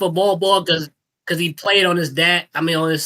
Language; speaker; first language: English; native; English